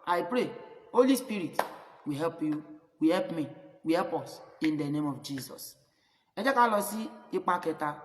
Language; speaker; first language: English; non-native, local second language; Yoruba